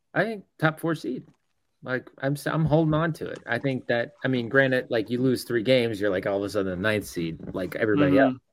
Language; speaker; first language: English; native; English